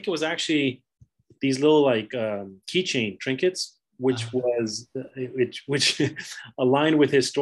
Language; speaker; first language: English; native; English